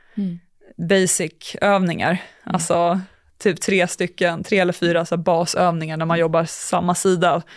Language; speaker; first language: Swedish; native; Swedish